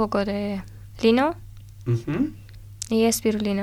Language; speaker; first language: Spanish; non-native, learner; Turkish